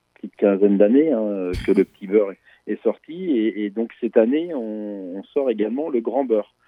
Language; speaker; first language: French; native; French